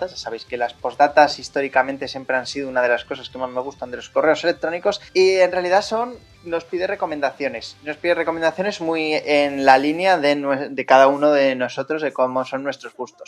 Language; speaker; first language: Spanish; native; Spanish